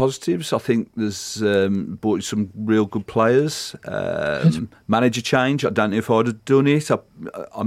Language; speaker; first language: English; native; English